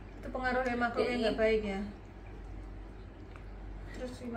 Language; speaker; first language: Indonesian; native; Indonesian